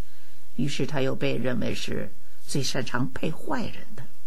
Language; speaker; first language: Chinese; native; Chinese